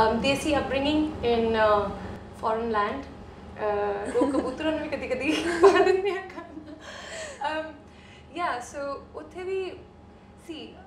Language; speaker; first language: Punjabi; early bilingual, heritage; Punjabi